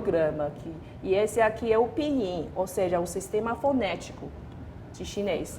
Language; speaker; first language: Portuguese; non-native, fluent; Chinese